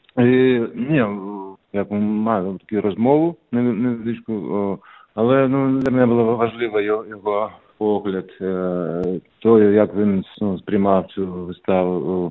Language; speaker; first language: Ukrainian; non-native, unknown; Lithuanian